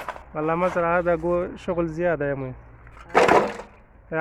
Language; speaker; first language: Arabic; non-native, learner; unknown